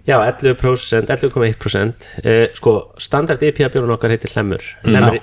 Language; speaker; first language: Icelandic; non-native, fluent; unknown